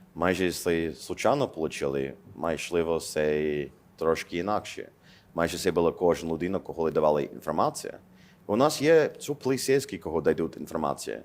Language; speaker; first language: Ukrainian; non-native, fluent; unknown